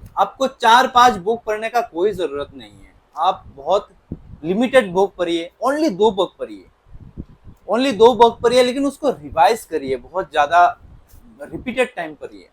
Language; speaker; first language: Hindi; non-native, local second language; Bangla